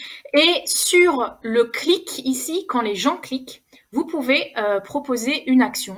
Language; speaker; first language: French; native; French